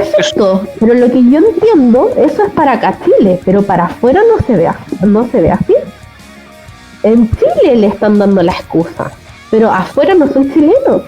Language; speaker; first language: Spanish; native; Spanish